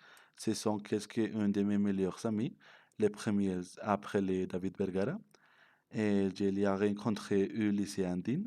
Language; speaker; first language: French; non-native, learner; Spanish